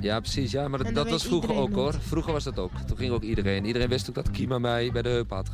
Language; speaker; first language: Dutch; native; Dutch